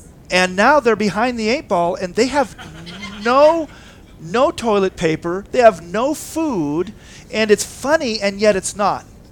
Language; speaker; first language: English; native; English